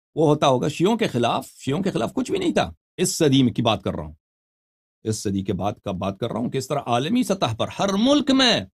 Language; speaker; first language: Urdu; non-native, fluent; Persian